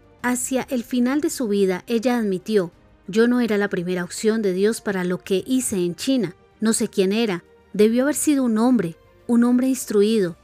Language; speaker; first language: Spanish; native; Spanish